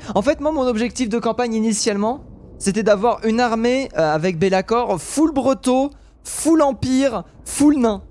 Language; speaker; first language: French; native; French